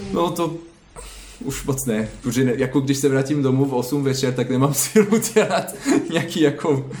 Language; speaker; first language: Czech; non-native, fluent; French